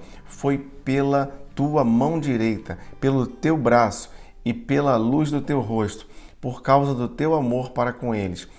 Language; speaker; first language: Portuguese; native; Portuguese